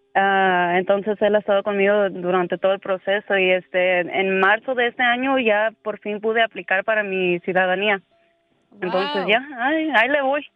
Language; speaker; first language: Spanish; native; Spanish